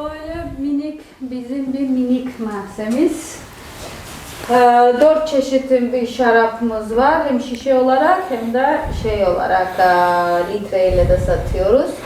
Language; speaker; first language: Turkish; non-native, fluent; Georgian